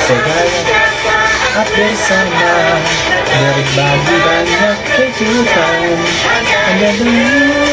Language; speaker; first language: English; non-native, local second language; Filipino